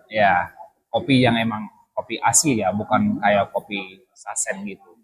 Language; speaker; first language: Indonesian; non-native, fluent; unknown